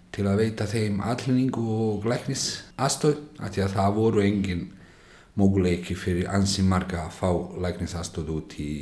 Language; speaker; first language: Icelandic; non-native, fluent; Bosnian